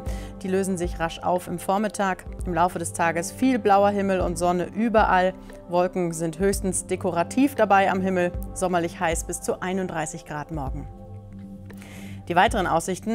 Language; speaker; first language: German; native; German